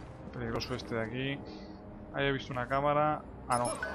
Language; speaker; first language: Spanish; native; Spanish